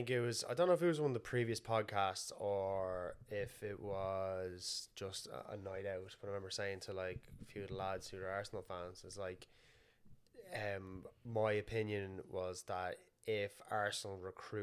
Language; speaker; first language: English; native; English